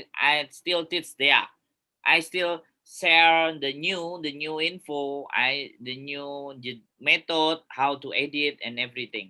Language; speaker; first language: English; non-native, learner; Indonesian